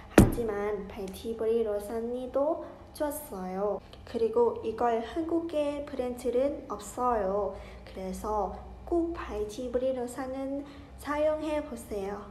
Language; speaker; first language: Korean; non-native, learner; Lao